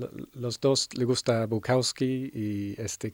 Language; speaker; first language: Spanish; non-native, fluent; English